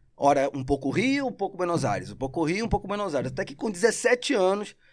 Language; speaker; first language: Portuguese; non-native, local second language; Spanish